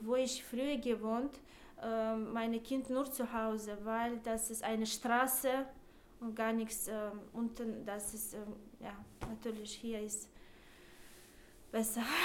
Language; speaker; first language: German; non-native, learner; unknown